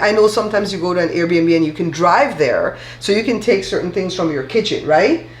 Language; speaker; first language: English; native; English